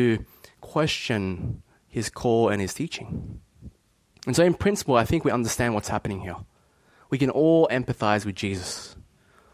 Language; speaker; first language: English; native; English